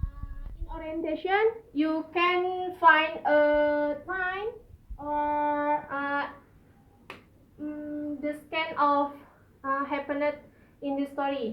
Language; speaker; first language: English; non-native, learner; Indonesian